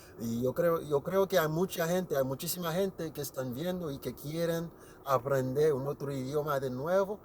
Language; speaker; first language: Spanish; non-native, learner; Haitian Creole